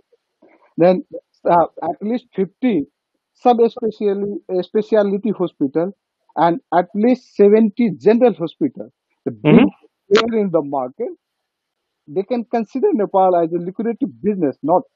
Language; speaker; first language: English; non-native, local second language; Nepali